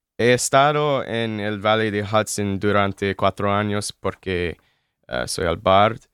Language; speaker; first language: Spanish; non-native, learner; English